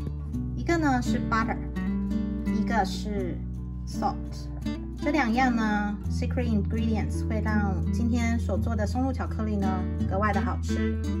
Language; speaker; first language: Chinese; native; Chinese